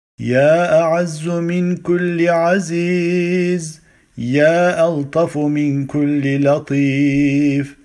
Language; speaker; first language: Arabic; non-native, fluent; Turkish